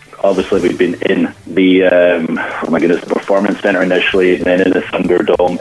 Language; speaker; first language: English; native; English